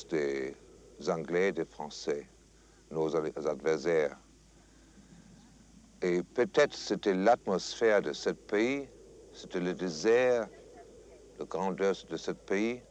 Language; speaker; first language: French; non-native, fluent; German